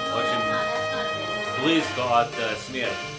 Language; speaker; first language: Russian; non-native, learner; English